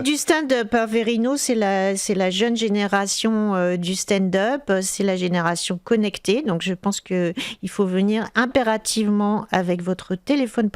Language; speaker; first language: French; native; French